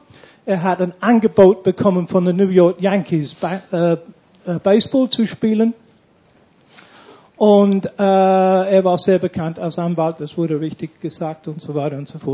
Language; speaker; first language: German; non-native, fluent; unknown